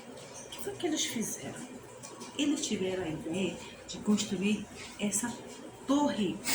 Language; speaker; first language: Portuguese; native; Portuguese